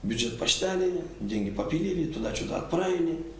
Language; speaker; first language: Russian; non-native, local second language; Kyrgyz